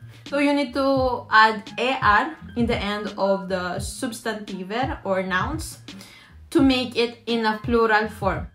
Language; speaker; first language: English; non-native, local second language; Filipino